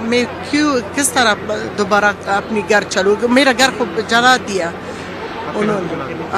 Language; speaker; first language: Hindi; non-native, learner; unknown